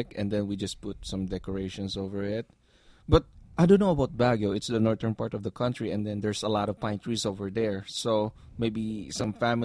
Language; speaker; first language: English; non-native, local second language; Filipino